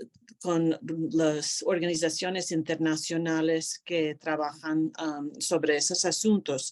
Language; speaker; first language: Spanish; non-native, fluent; English